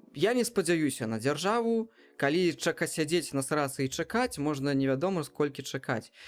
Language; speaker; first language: Belarusian; non-native, local second language; Russian